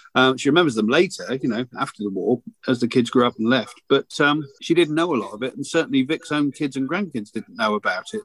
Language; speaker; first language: English; native; English